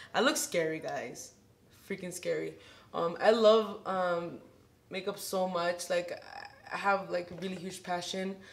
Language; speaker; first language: English; early bilingual, other home language; Spanish